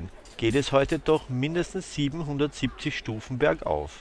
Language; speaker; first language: German; native; German